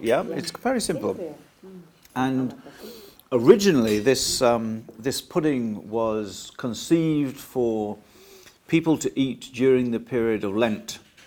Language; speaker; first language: English; native; English